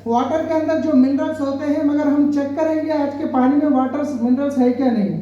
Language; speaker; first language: Hindi; non-native, local second language; Telugu